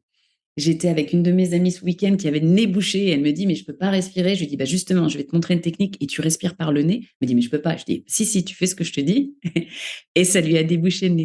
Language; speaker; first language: French; native; French